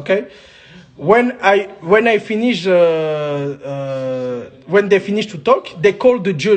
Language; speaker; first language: English; non-native, learner; French